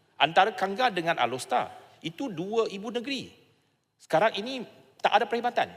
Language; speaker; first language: Malay; non-native, local second language; Chinese